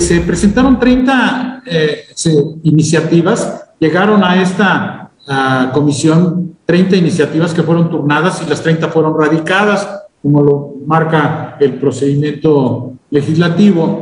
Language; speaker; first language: Spanish; native; Spanish